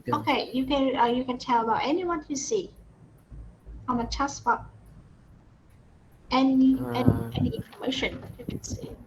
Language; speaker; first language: English; non-native, fluent; Vietnamese